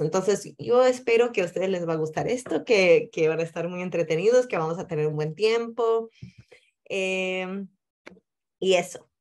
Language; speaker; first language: Spanish; early bilingual, heritage; Spanish